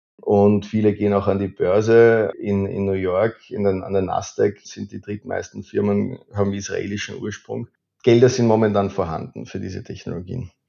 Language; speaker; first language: German; native; German